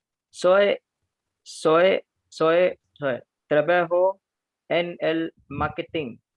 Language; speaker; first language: Spanish; non-native, learner; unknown